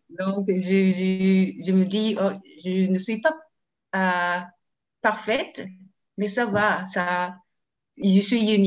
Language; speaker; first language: French; non-native, learner; Japanese